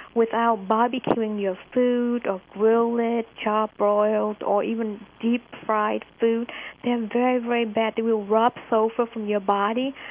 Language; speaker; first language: English; early bilingual, other home language; Vietnamese